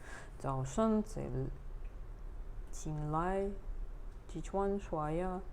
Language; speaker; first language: Chinese; non-native, learner; Russian